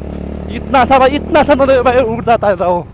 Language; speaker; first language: Hindi; non-native, learner; Nepali